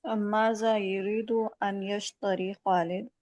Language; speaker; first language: Arabic; non-native, learner; Urdu